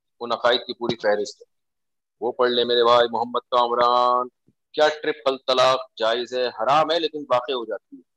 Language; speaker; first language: Urdu; native; Urdu